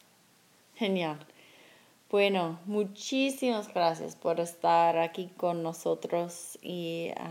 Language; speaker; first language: Spanish; non-native, learner; English